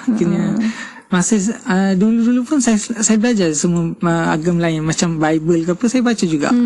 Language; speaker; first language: Malay; non-native, local second language; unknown